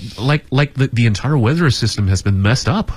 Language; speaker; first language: English; native; English